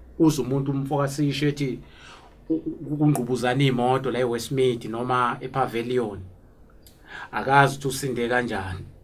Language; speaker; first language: Zulu; native; Zulu